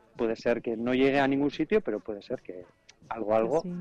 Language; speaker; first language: Spanish; non-native, local second language; Basque